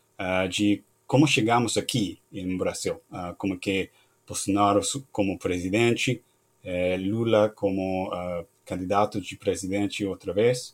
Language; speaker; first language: Portuguese; non-native, learner; English